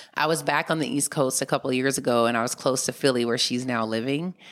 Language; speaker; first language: English; native; English